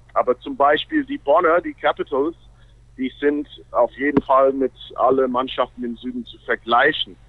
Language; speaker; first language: German; non-native, fluent; English